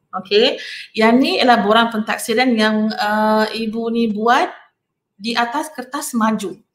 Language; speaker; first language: Malay; non-native, local second language; Tamil